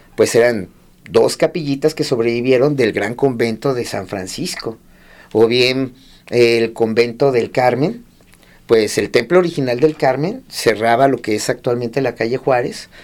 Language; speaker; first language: Spanish; native; Spanish